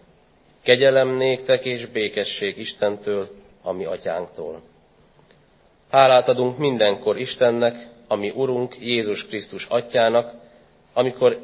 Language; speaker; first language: Hungarian; native; Hungarian